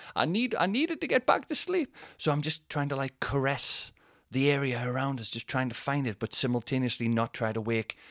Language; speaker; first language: English; native; English